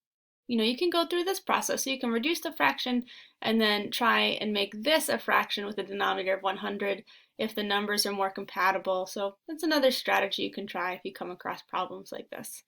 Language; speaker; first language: English; native; English